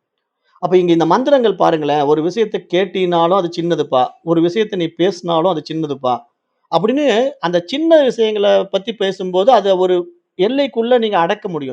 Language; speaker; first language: Tamil; native; Tamil